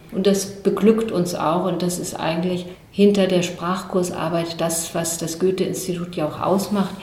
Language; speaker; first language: German; native; German